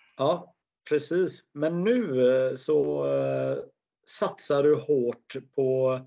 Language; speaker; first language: Swedish; native; Swedish